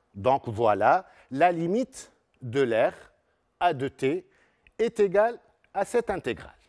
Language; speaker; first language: French; non-native, local second language; Arabic